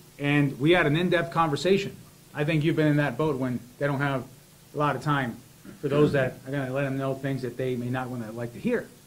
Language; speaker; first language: English; early bilingual, other home language; Spanish